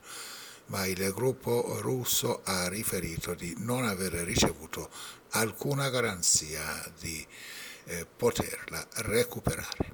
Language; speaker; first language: Italian; non-native, fluent; Persian